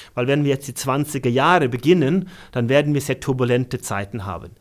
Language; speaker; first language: German; non-native, fluent; Norwegian